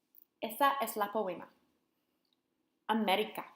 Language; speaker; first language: Spanish; non-native, learner; English